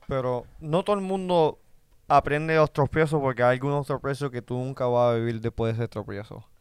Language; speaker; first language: Spanish; early bilingual, heritage; Spanish